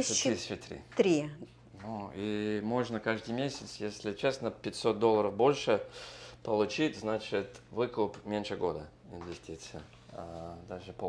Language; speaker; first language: Russian; non-native, learner; English